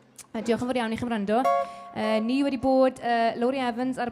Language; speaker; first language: Welsh; native; Welsh